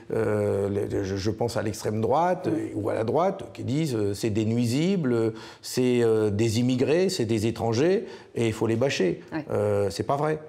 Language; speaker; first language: French; native; French